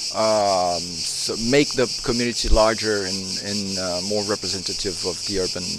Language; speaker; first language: English; non-native, fluent; Portuguese